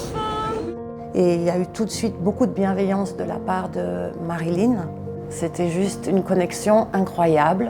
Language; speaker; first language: French; native; French